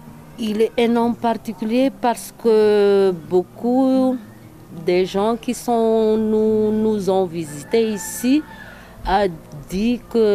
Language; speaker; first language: French; non-native, local second language; Malagasy